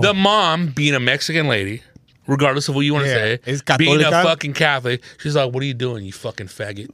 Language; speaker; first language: English; early bilingual, other home language; Spanish